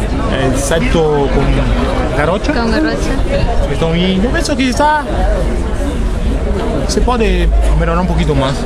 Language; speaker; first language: Spanish; non-native, learner; Portuguese